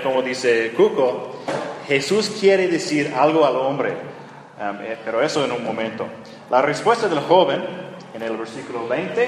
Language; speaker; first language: Spanish; non-native, fluent; English